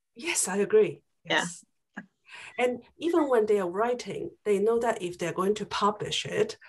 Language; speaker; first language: English; non-native, local second language; Cantonese